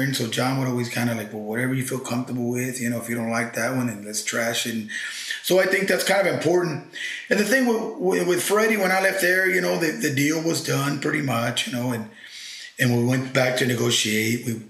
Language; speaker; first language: English; early bilingual, other home language; Spanish